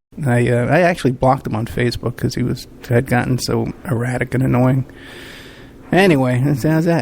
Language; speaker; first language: English; native; English